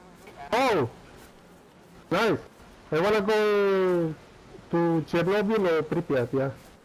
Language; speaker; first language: English; non-native, learner; Romanian